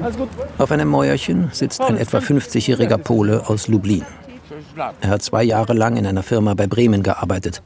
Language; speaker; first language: German; native; German